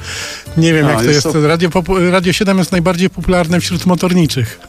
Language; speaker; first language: Polish; native; Polish